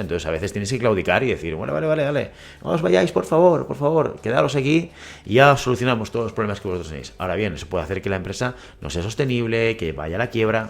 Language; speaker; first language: Spanish; native; Spanish